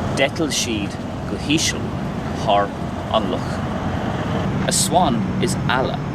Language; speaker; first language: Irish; non-native, local second language; English